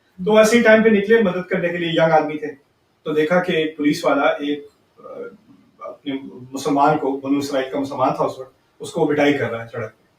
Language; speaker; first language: Urdu; early bilingual, heritage; Urdu